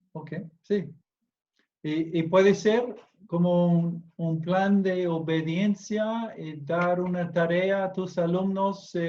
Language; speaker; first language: Spanish; non-native, fluent; English